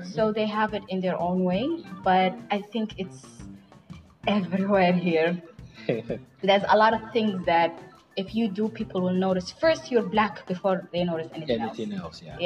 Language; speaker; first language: English; non-native, fluent; Somali